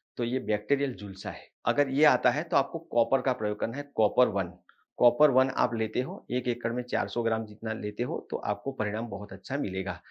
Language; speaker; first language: Hindi; non-native, local second language; Marathi